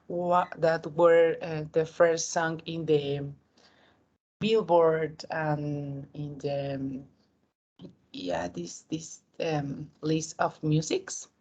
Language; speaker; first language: English; non-native, learner; Spanish